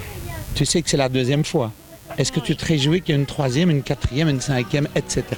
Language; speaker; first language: French; native; French